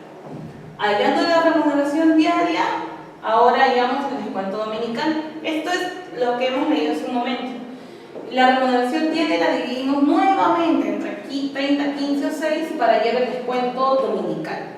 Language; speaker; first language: Spanish; native; Spanish